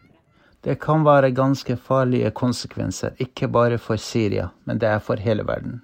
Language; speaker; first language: Norwegian; non-native, fluent; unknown